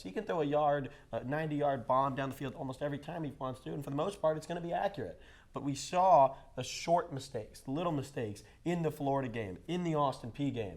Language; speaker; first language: English; native; English